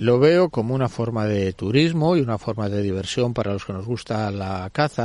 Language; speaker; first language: Spanish; native; Spanish